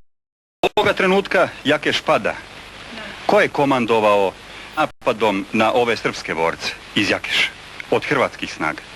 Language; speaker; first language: Croatian; native; Croatian